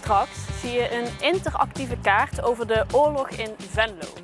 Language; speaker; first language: Dutch; native; Dutch